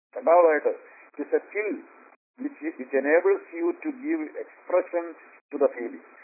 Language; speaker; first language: English; non-native, local second language; Malayalam